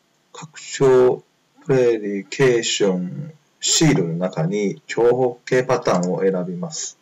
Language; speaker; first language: Japanese; non-native, fluent; Chinese